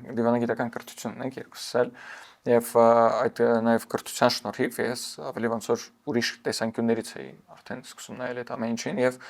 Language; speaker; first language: Armenian; early bilingual, heritage; Armenian